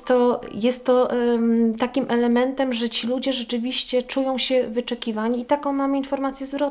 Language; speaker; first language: Polish; native; Polish